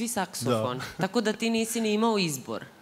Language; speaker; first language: Serbian; native; Serbian